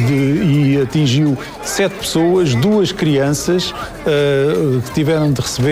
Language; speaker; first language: Portuguese; native; Portuguese